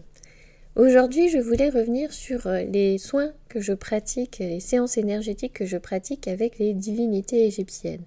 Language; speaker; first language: French; native; French